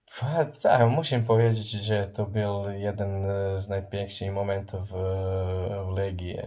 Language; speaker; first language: Polish; non-native, learner; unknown